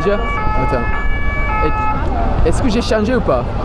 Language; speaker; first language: French; non-native, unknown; Japanese